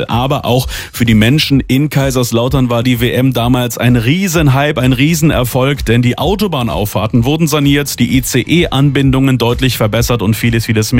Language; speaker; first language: German; native; German